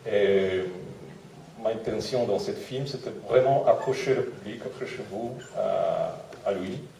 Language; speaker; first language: French; non-native, fluent; Russian